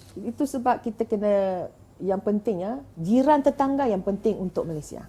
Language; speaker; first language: Malay; native; Malay